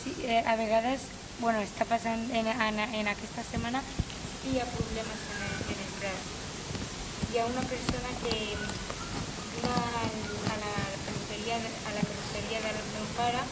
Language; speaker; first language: Catalan; non-native, local second language; Spanish